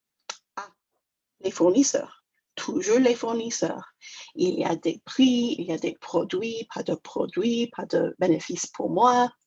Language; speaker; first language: French; non-native, fluent; English